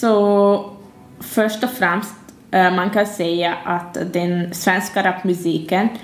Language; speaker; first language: Swedish; non-native, fluent; Hungarian